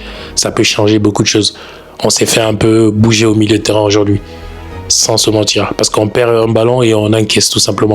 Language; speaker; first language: French; native; French